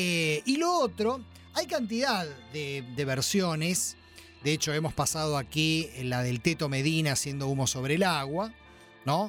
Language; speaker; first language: Spanish; native; Spanish